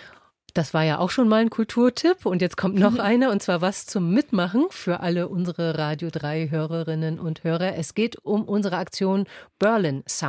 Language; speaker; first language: German; native; German